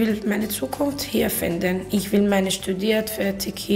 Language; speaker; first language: German; non-native, learner; Arabic